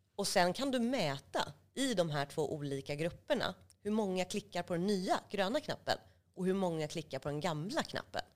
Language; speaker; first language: Swedish; native; Swedish